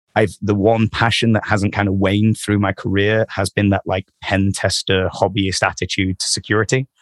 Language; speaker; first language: English; native; English